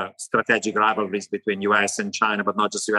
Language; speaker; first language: English; non-native, fluent; Italian